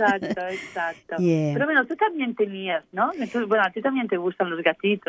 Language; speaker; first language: Spanish; native; Spanish